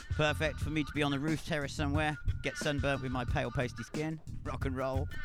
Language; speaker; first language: English; native; English